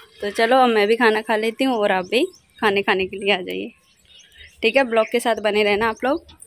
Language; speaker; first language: Hindi; native; Hindi